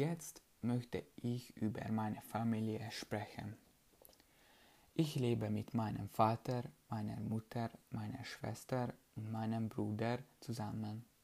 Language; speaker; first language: German; non-native, learner; Hungarian